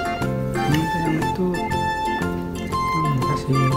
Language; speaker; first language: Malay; non-native, local second language; Sundanese